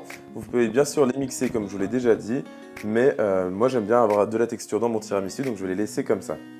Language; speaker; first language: French; native; French